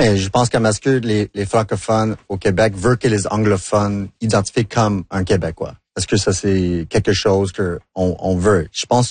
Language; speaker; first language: French; non-native, local second language; English